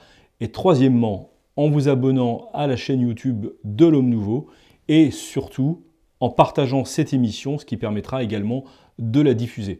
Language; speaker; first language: French; native; French